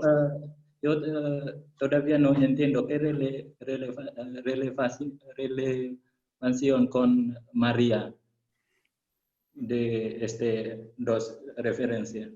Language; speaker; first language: Spanish; non-native, learner; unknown